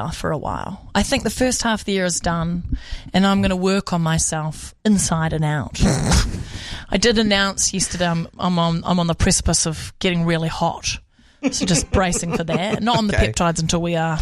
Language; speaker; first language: English; native; English